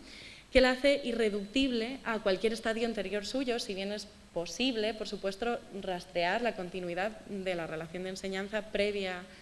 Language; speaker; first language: Spanish; native; Spanish